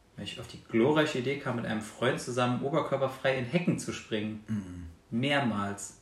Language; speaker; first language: German; native; German